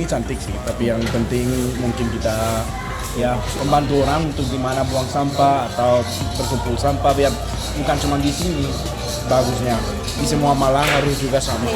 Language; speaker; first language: Indonesian; non-native, fluent; Spanish